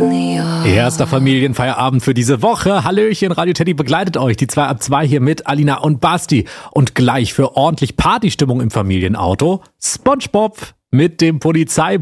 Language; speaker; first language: German; native; German